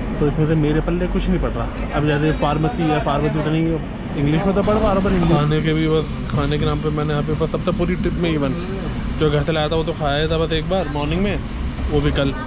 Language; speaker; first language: Hindi; native; Hindi